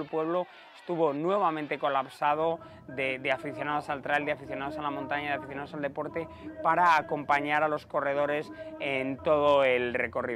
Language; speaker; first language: Spanish; native; Spanish